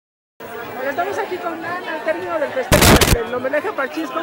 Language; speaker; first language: Spanish; native; Spanish